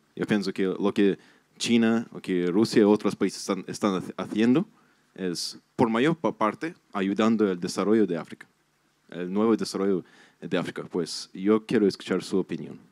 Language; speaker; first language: Spanish; non-native, fluent; Russian